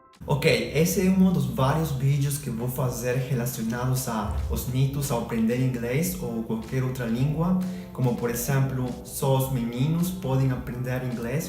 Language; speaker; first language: Portuguese; non-native, fluent; Spanish